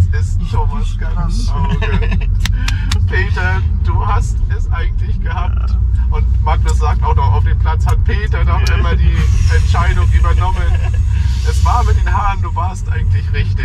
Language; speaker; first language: German; native; German